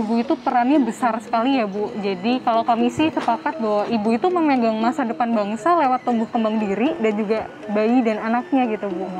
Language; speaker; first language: Indonesian; native; Indonesian